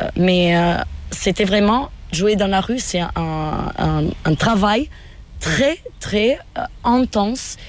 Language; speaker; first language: French; non-native, fluent; Portuguese